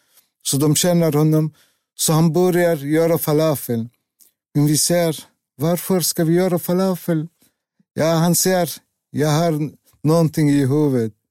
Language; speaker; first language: Swedish; non-native, learner; Arabic